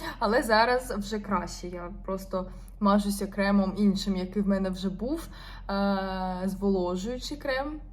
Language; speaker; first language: Ukrainian; non-native, local second language; Russian